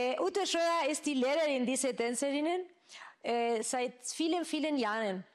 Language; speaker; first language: German; non-native, fluent; Spanish